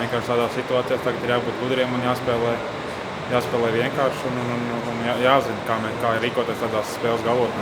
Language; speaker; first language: Latvian; native; Latvian